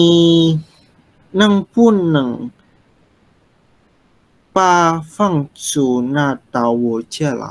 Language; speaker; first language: Chinese; non-native, learner; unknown